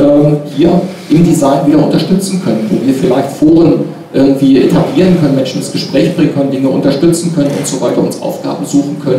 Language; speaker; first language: German; native; German